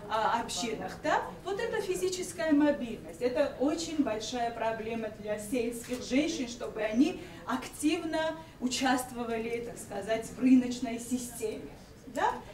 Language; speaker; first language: Russian; non-native, local second language; Georgian